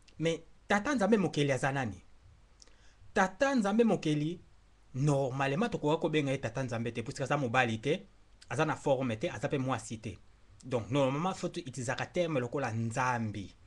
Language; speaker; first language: Lingala; non-native, local second language; Kongo